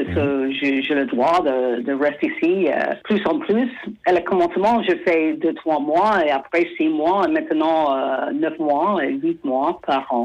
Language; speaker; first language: French; non-native, fluent; English